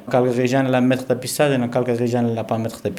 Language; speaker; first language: French; non-native, learner; Pashto